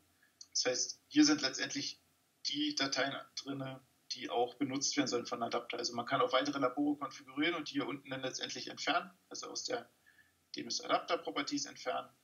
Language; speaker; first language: German; native; German